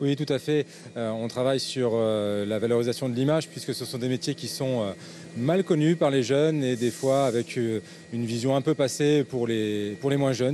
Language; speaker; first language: French; native; French